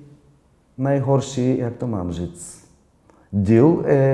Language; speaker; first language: Czech; non-native, fluent; Bulgarian